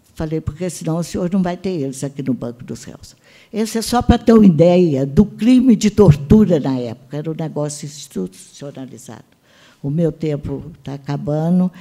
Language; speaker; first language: Portuguese; native; Portuguese